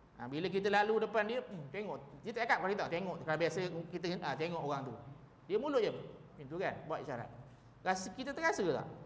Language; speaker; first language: Malay; native; Malay